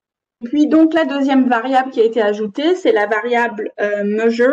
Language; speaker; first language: French; native; French